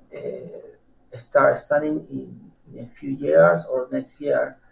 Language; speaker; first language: English; non-native, learner; Spanish